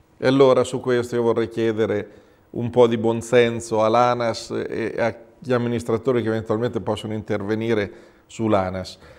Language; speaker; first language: Italian; native; Italian